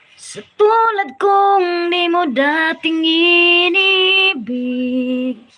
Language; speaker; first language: Filipino; non-native, local second language; Cebuano